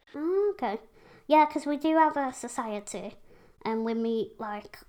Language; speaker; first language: English; native; English